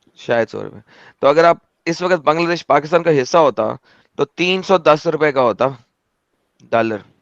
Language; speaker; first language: Hindi; native; Hindi